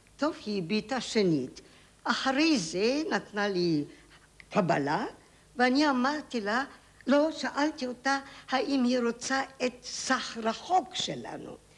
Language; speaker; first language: Hebrew; native; Hebrew